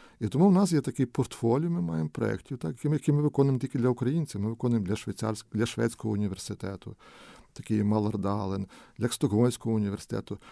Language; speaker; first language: Ukrainian; native; Ukrainian